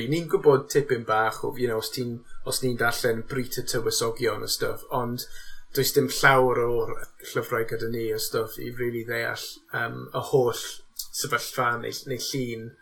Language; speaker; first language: Welsh; non-native, local second language; English